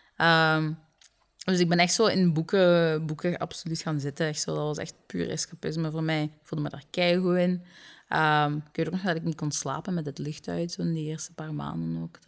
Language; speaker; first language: Dutch; early bilingual, other home language; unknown